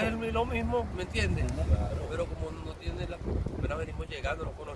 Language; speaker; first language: Spanish; native; Spanish